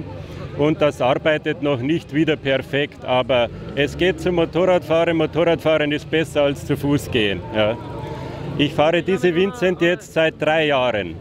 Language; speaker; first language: German; non-native, fluent; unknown